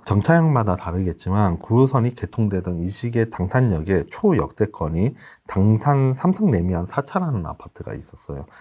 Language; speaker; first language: Korean; native; Korean